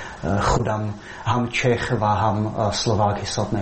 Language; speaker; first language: Persian; non-native, learner; Czech